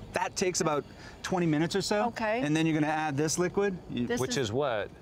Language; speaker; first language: English; native; English